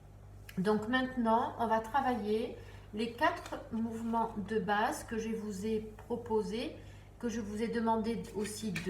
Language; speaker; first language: French; native; French